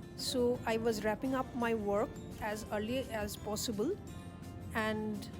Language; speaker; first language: English; non-native, local second language; Bangla